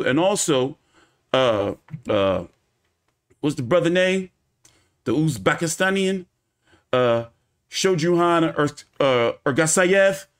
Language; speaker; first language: English; native; English